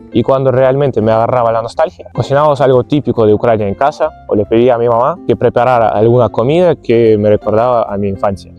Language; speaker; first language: Spanish; non-native, fluent; Ukrainian